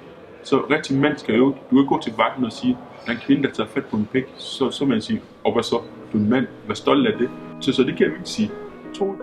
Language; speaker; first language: Danish; early bilingual, other home language; Lingala